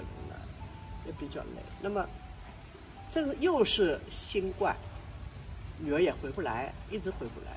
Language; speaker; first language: Chinese; non-native, local second language; Wu Chinese